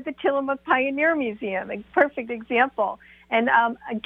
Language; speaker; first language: English; native; English